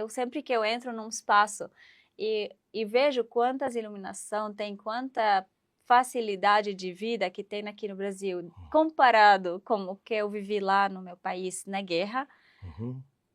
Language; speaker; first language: Portuguese; non-native, fluent; Arabic